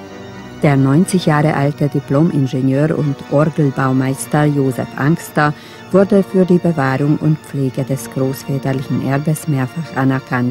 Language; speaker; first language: German; native; German